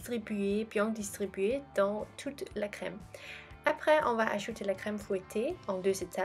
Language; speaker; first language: French; non-native, fluent; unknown